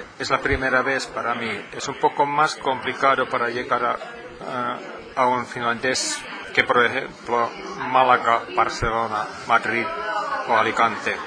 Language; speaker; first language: Spanish; non-native, fluent; Finnish